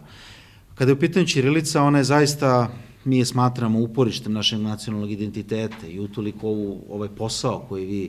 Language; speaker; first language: Bosnian; native; Bosnian